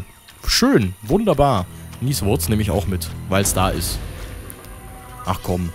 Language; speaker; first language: German; native; German